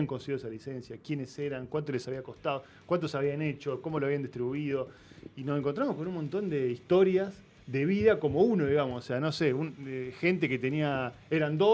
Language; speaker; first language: Spanish; native; Spanish